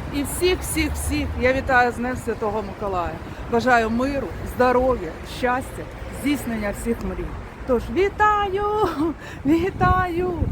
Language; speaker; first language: Ukrainian; non-native, local second language; Russian